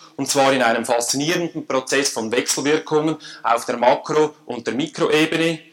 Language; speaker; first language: German; native; German